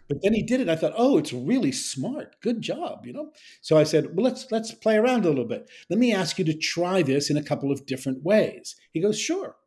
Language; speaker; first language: English; native; English